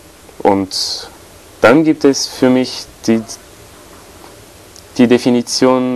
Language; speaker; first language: German; non-native, fluent; French